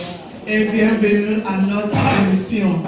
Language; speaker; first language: French; non-native, learner; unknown